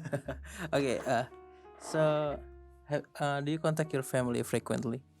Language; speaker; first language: English; non-native, learner; Indonesian